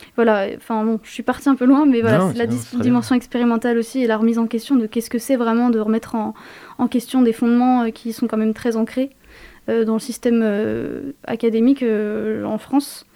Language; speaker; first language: French; native; French